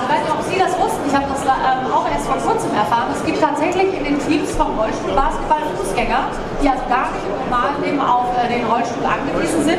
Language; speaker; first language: German; native; German